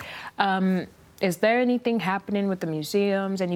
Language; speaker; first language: English; non-native, local second language; Akan